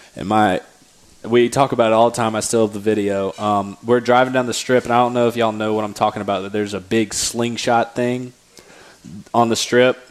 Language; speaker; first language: English; native; English